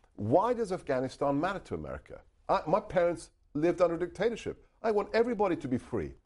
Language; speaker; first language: English; non-native, local second language; Hungarian